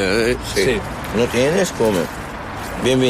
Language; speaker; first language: Spanish; non-native, learner; Arabic